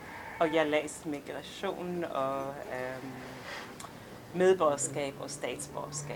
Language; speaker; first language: Danish; non-native, fluent; English